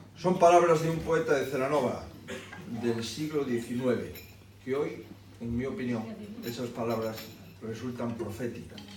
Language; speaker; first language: Spanish; native; Spanish